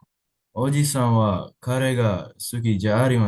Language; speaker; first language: Japanese; non-native, learner; Indonesian